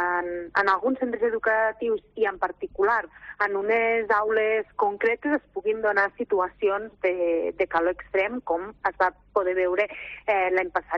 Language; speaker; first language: Catalan; native; Catalan